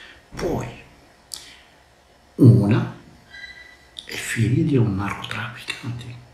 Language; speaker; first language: Italian; non-native, learner; Arabic